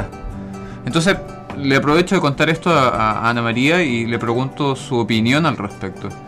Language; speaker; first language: Spanish; native; Spanish